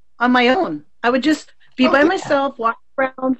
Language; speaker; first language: English; native; English